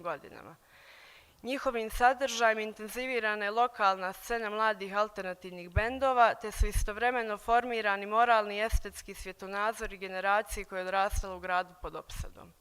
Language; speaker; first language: Bosnian; native; Bosnian